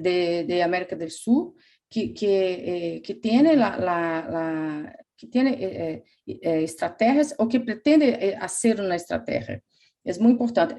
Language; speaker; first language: Spanish; non-native, fluent; Portuguese